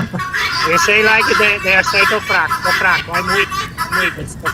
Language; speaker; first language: English; non-native, fluent; Portuguese